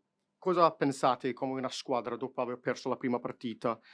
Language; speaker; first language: Italian; non-native, fluent; English